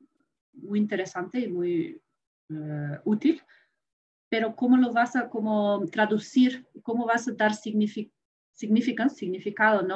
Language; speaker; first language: Spanish; non-native, fluent; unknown